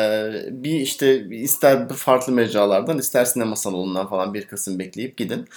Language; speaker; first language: Turkish; native; Turkish